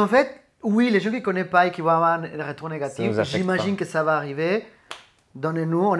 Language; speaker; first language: French; native; French